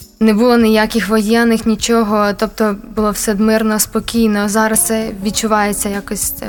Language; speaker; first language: Ukrainian; non-native, local second language; Russian